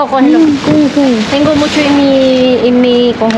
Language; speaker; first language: Spanish; non-native, learner; Filipino